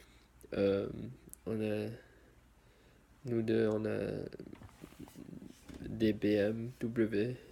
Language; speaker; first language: French; non-native, learner; English